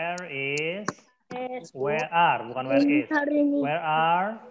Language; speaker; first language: English; non-native, learner; Indonesian